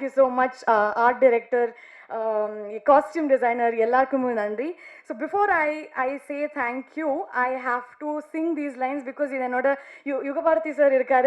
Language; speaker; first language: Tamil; non-native, learner; Kannada